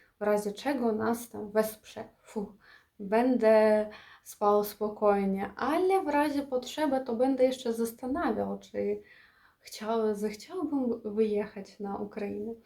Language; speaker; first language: Polish; non-native, fluent; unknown